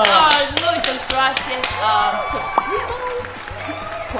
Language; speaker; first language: Spanish; non-native, learner; English